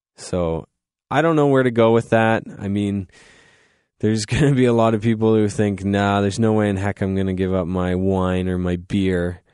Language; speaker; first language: English; native; English